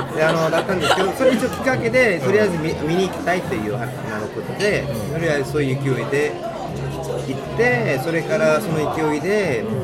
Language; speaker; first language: Japanese; non-native, fluent; Korean